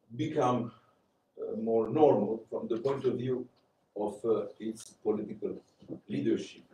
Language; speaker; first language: English; non-native, fluent; Romanian